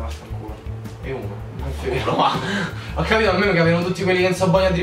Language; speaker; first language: Italian; native; Italian